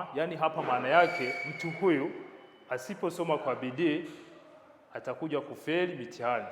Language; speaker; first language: Swahili; non-native, local second language; Kinyarwanda